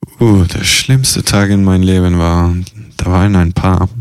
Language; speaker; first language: German; non-native, fluent; Italian